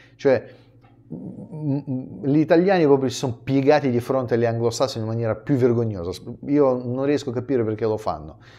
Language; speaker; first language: Italian; non-native, fluent; Russian